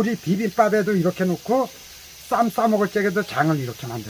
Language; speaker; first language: Korean; native; Korean